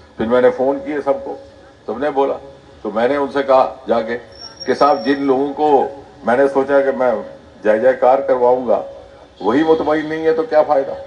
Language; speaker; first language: Hindi; non-native, local second language; Dogri